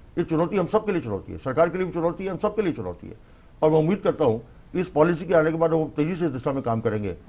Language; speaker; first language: Hindi; native; Hindi